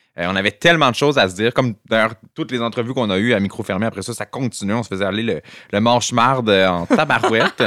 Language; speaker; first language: French; native; French